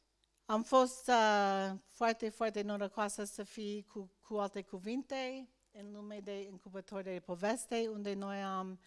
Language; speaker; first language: Romanian; non-native, learner; English